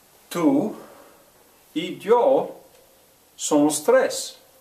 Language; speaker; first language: Spanish; non-native, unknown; English